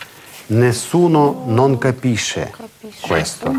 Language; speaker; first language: Italian; non-native, fluent; Russian